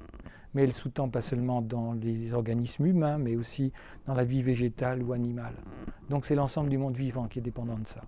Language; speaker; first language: French; native; French